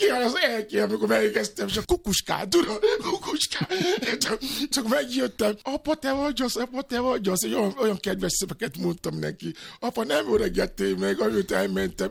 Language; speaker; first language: Hungarian; non-native, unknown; Albanian